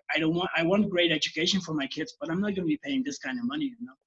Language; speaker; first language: English; non-native, fluent; Dutch